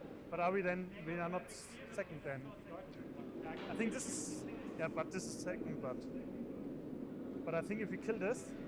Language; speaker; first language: English; non-native, fluent; German